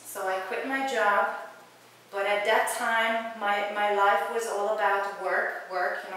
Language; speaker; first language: English; non-native, fluent; Hungarian